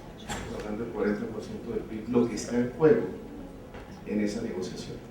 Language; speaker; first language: Spanish; native; Spanish